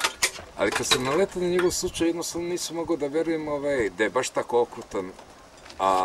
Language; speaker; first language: Serbian; native; Serbian